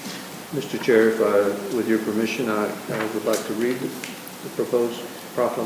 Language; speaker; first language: English; native; English